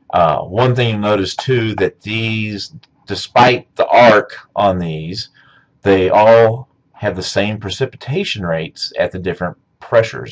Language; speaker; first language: English; native; English